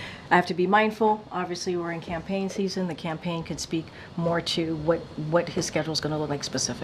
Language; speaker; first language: English; native; English